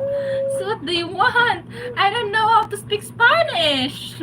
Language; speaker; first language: English; non-native, local second language; Cebuano